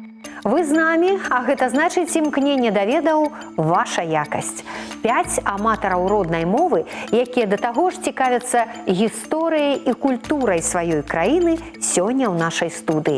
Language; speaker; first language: Belarusian; native; Belarusian